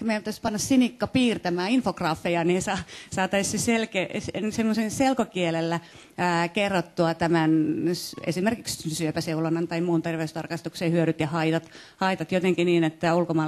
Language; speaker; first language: Finnish; native; Finnish